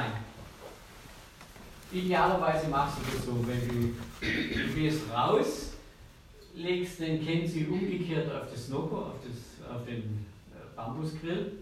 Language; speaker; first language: German; native; German